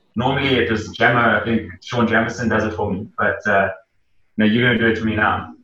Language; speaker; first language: English; native; English